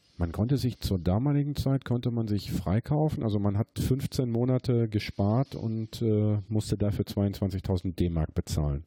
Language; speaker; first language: German; native; German